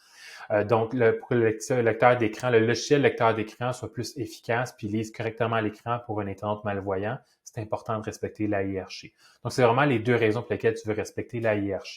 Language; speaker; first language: French; native; French